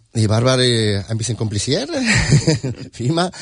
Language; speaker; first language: German; non-native, learner; Spanish